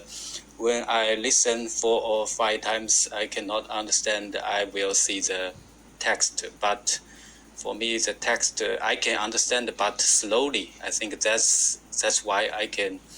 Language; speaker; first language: English; non-native, learner; Chinese